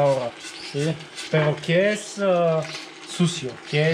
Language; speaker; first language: Spanish; non-native, learner; Bulgarian